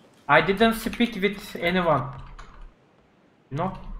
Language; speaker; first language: English; non-native, learner; Turkish